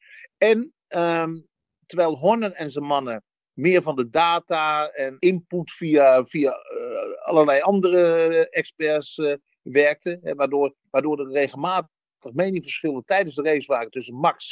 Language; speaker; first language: Dutch; native; Dutch